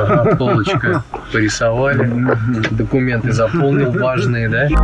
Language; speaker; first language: Russian; native; Russian